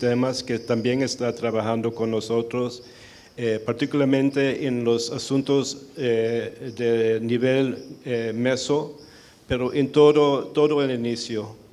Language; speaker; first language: Spanish; early bilingual, heritage; Spanish